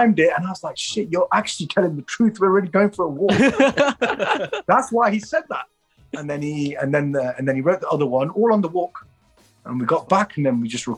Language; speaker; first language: English; native; English